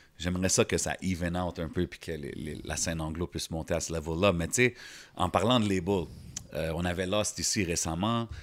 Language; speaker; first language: French; early bilingual, other home language; Arabic